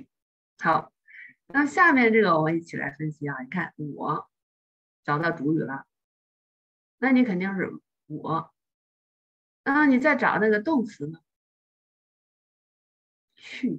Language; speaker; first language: Chinese; native; Chinese